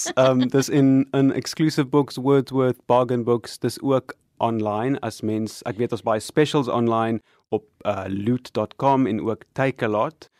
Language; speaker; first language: Afrikaans; non-native, local second language; English